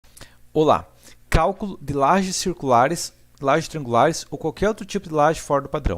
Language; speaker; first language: Portuguese; native; Portuguese